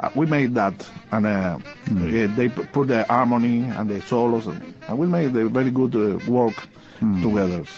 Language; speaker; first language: English; non-native, learner; Spanish